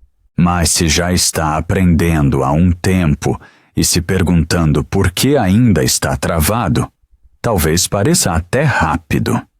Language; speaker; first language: Portuguese; non-native, fluent; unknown